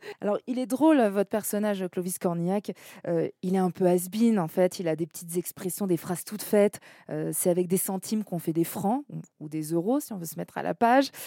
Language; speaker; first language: French; native; French